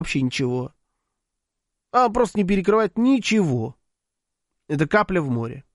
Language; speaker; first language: Russian; native; Russian